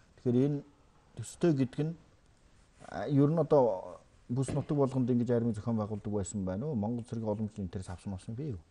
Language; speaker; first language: Mongolian; native; Mongolian